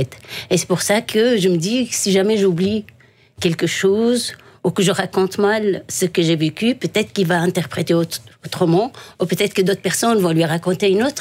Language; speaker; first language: French; non-native, local second language; Arabic